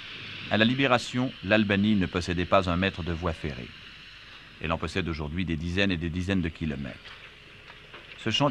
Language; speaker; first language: French; native; French